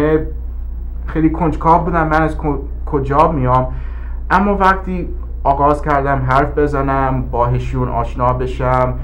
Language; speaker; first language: Persian; early bilingual, heritage; English